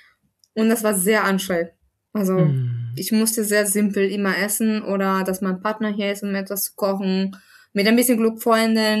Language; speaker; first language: German; non-native, fluent; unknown